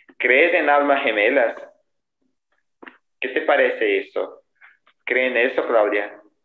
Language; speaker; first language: Spanish; non-native, fluent; Portuguese